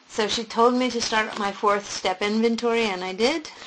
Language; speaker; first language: English; native; English